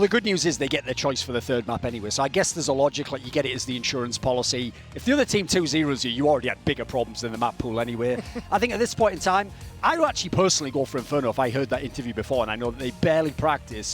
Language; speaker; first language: English; native; English